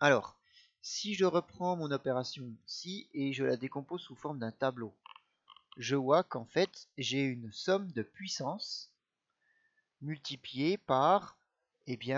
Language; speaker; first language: French; native; French